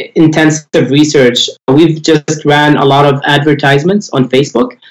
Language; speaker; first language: English; non-native, fluent; Arabic